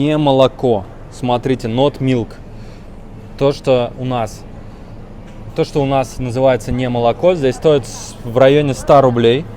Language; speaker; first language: Russian; native; Russian